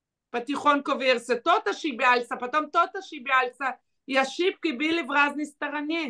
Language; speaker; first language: Russian; early bilingual, heritage; Russian